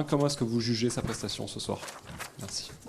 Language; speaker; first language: French; native; French